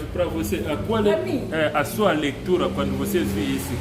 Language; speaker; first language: Portuguese; non-native, learner; Luba-Lulua